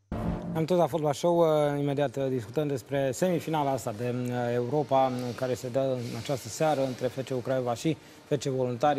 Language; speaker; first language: Romanian; native; Romanian